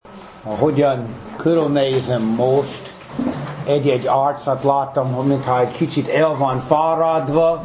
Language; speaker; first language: Hungarian; early bilingual, heritage; English